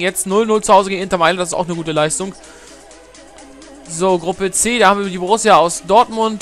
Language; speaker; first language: German; native; German